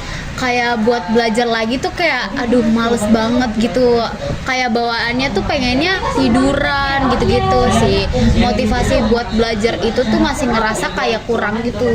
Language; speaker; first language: Indonesian; native; Indonesian